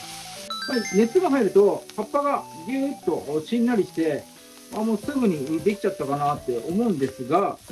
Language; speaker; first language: Japanese; native; Japanese